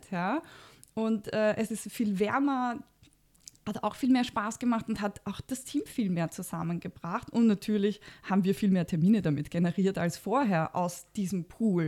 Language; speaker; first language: German; native; German